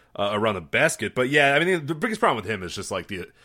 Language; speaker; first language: English; native; English